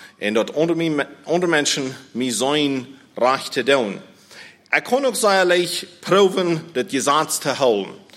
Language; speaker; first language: German; native; German